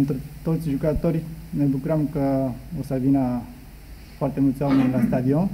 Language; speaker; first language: Romanian; non-native, learner; Japanese